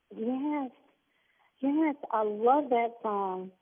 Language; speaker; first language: English; native; English